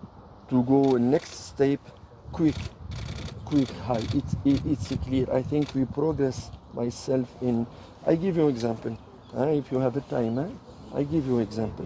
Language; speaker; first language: English; non-native, learner; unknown